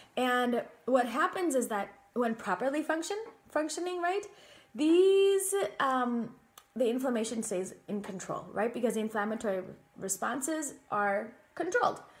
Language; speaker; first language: English; native; English